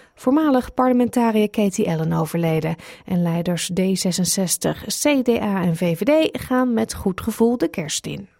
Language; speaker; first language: Dutch; native; Dutch